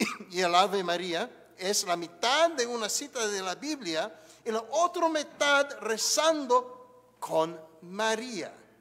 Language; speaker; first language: Spanish; non-native, learner; English